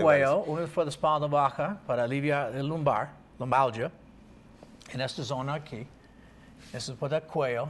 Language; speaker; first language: Spanish; non-native, learner; English